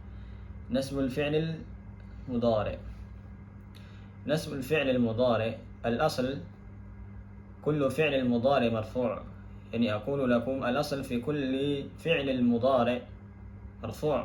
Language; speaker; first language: Arabic; non-native, fluent; Indonesian